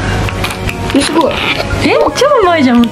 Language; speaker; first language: Japanese; native; Japanese